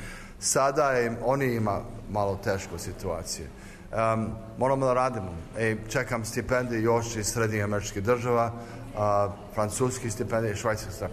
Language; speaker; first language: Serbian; early bilingual, heritage; English